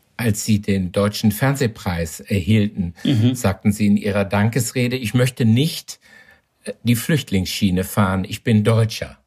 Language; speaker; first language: German; native; German